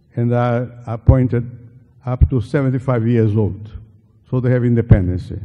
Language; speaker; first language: English; non-native, fluent; Portuguese